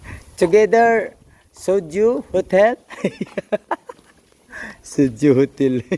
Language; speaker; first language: English; non-native, local second language; Filipino